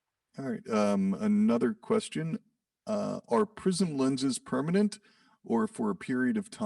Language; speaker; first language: English; native; English